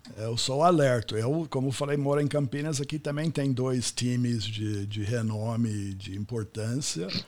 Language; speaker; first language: Portuguese; non-native, fluent; English